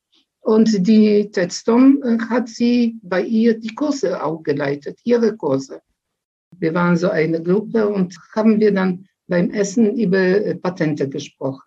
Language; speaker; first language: German; early bilingual, other home language; Polish